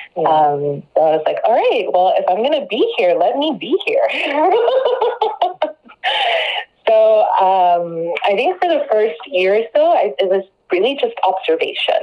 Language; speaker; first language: English; native; English